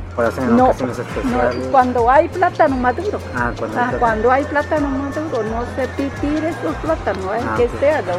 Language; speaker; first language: Spanish; native; Spanish